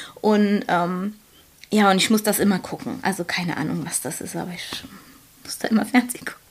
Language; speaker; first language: German; native; German